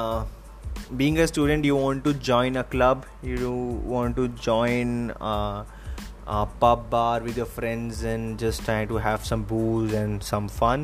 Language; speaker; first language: English; non-native, local second language; Hindi